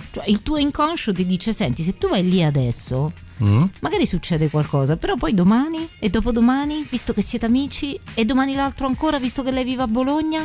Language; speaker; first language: Italian; native; Italian